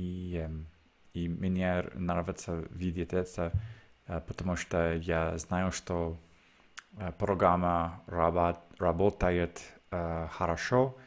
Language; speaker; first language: Russian; non-native, learner; English